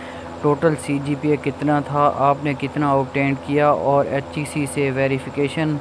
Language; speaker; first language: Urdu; non-native, local second language; Punjabi